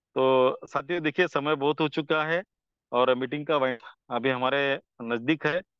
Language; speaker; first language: Hindi; non-native, local second language; Marathi